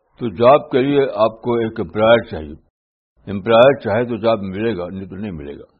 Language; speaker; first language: Urdu; native; Urdu